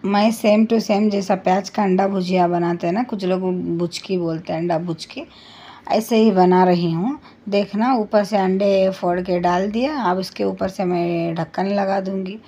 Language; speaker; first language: Hindi; non-native, local second language; Urdu